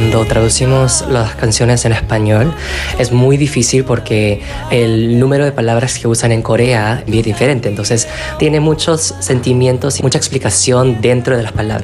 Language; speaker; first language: Spanish; non-native, fluent; Korean